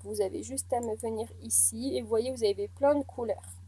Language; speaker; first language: French; native; French